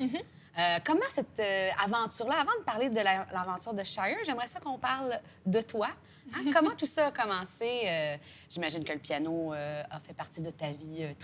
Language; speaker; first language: French; native; French